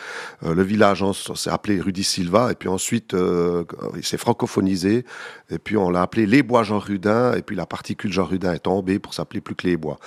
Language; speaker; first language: French; native; French